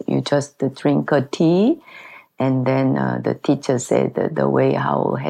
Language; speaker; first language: English; non-native, learner; Korean